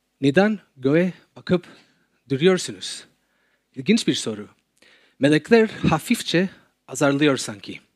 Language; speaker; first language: Turkish; non-native, fluent; English